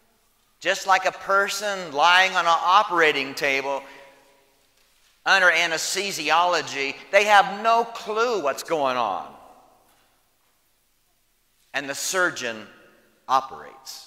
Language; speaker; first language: English; native; English